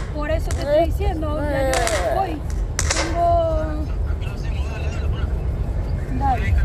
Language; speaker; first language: Spanish; native; Spanish